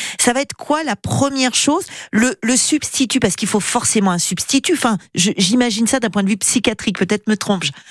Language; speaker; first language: French; native; French